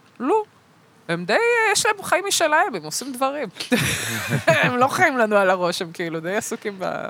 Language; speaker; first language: Hebrew; early bilingual, other home language; Russian